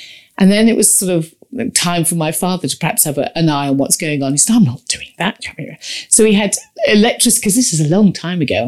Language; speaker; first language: English; native; English